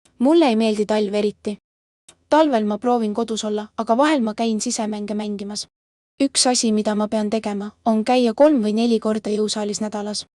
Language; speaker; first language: Estonian; non-native, learner; Bangla